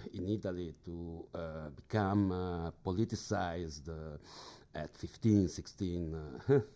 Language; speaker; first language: English; non-native, fluent; Italian